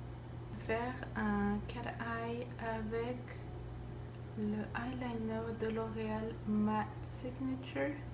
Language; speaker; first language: French; non-native, fluent; Spanish